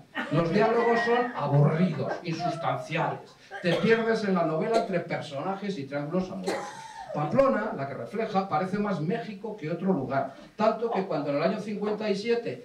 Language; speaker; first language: Spanish; native; Spanish